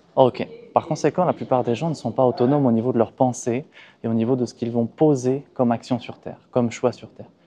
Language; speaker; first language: French; early bilingual, other home language; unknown